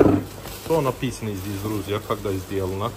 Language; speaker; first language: Russian; non-native, learner; Turkish